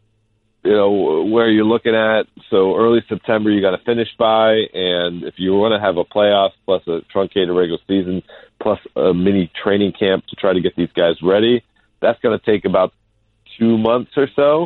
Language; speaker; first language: English; native; English